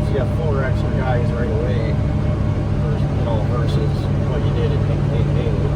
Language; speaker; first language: English; native; English